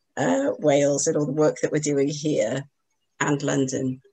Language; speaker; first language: English; native; English